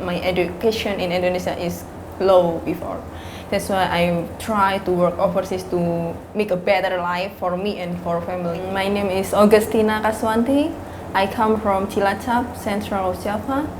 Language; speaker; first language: English; non-native, learner; Indonesian